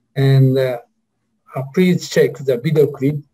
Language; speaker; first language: English; non-native, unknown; Japanese